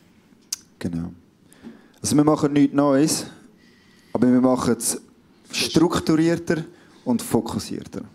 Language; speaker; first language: German; native; German